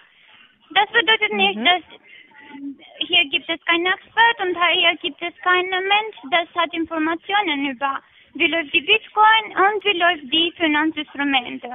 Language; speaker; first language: German; non-native, learner; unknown